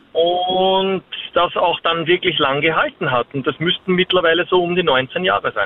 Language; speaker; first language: German; native; German